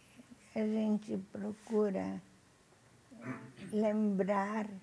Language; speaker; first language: Portuguese; non-native, fluent; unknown